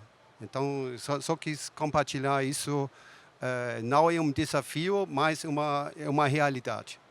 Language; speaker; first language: Portuguese; non-native, fluent; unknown